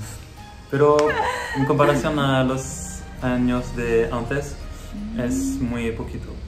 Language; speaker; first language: Spanish; non-native, learner; French